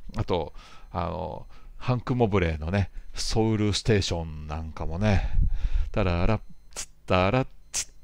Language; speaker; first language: Japanese; native; Japanese